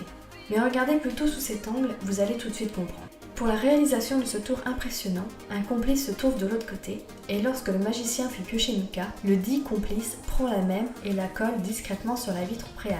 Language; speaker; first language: French; native; French